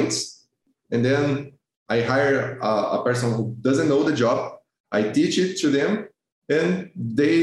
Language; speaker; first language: English; non-native, fluent; Portuguese